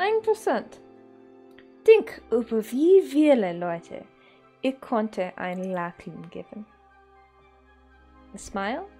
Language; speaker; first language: German; non-native, learner; Dutch